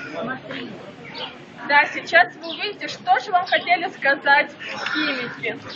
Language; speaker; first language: Russian; native; Russian